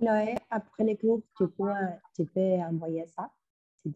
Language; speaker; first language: French; non-native, learner; Spanish